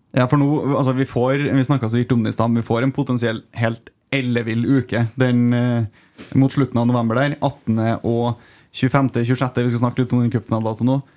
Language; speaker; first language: Norwegian; native; Norwegian